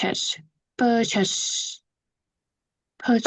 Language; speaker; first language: English; non-native, learner; Vietnamese